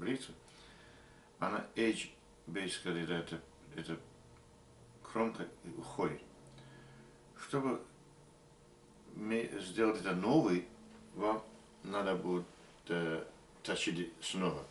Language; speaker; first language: Russian; non-native, learner; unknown